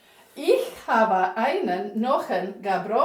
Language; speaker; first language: German; non-native, learner; English